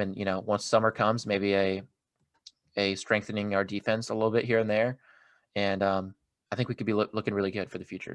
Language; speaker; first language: English; native; English